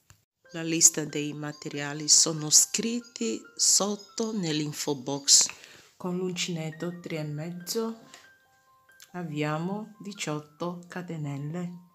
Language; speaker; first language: Italian; non-native, fluent; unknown